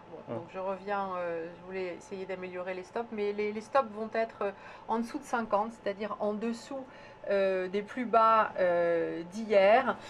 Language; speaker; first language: French; native; French